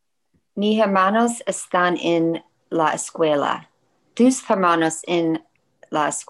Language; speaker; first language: Spanish; non-native, learner; English